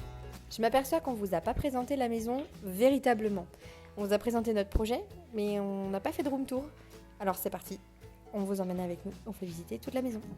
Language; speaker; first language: French; native; French